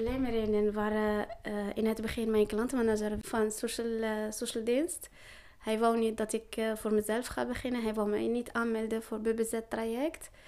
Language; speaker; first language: Dutch; non-native, learner; Arabic